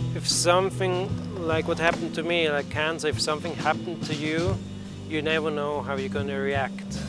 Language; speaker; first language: English; non-native, fluent; Swiss German